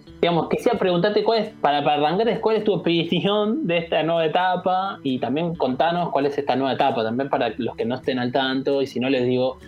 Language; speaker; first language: Spanish; native; Spanish